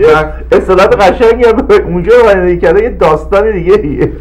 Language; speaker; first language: Persian; native; Persian